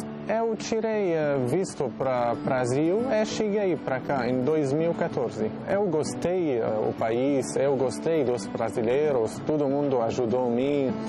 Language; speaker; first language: Portuguese; non-native, learner; Arabic